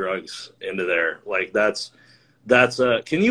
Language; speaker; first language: English; native; English